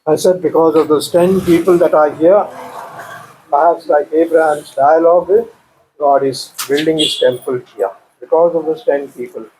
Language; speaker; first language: English; non-native, local second language; Kannada